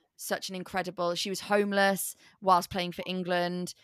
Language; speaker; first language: English; native; English